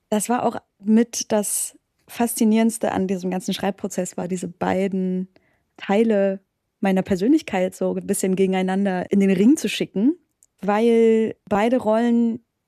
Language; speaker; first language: German; native; German